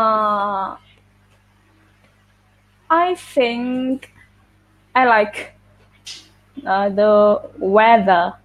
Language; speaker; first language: English; non-native, learner; Vietnamese